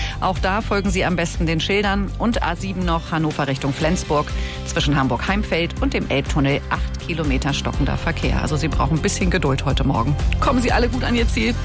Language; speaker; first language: German; native; German